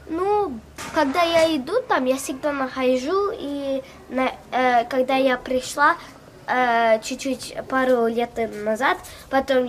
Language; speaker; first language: Russian; early bilingual, heritage; Russian